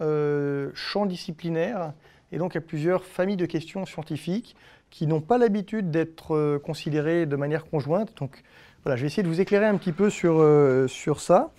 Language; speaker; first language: French; native; French